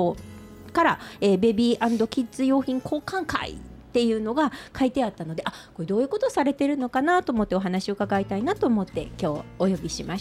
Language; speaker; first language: Japanese; native; Japanese